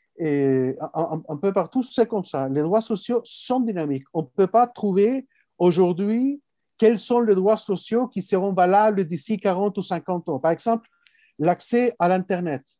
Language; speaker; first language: French; non-native, fluent; Spanish